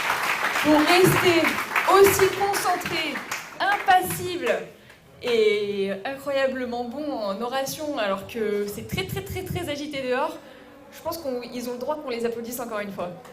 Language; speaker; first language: French; native; French